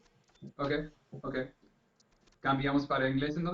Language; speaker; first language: Spanish; non-native, fluent; English